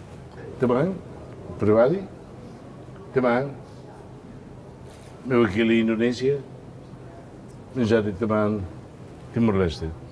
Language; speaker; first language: Indonesian; non-native, fluent; Tetum